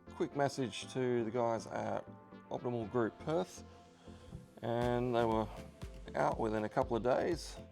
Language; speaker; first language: English; native; English